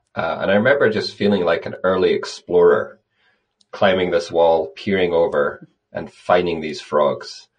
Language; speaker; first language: English; native; English